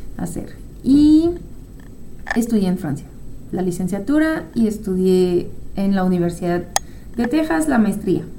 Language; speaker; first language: Spanish; non-native, fluent; French